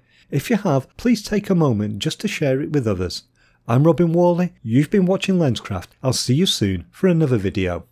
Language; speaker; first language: English; native; English